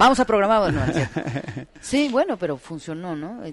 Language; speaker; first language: Spanish; native; Spanish